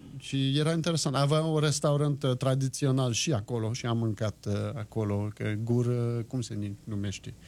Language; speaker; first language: Romanian; non-native, learner; French